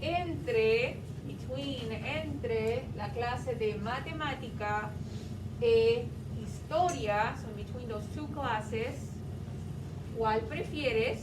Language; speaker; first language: Spanish; non-native, fluent; English